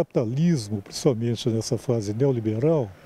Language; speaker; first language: Portuguese; native; Portuguese